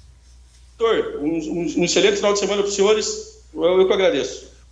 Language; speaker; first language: Portuguese; native; Portuguese